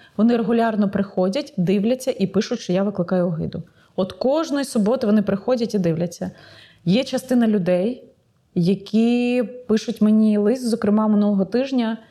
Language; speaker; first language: Ukrainian; non-native, local second language; Russian